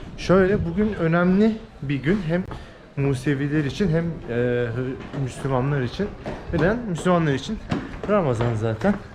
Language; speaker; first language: Turkish; native; Turkish